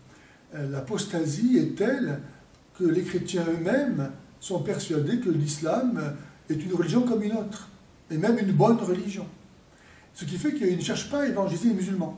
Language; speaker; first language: French; native; French